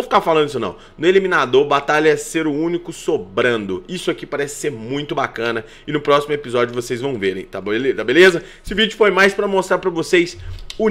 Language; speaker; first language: Portuguese; native; Portuguese